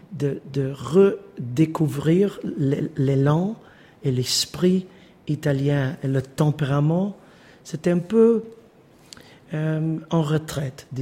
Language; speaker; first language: French; non-native, fluent; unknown